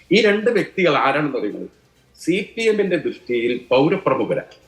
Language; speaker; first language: Malayalam; native; Malayalam